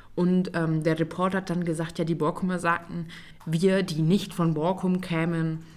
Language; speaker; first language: German; native; German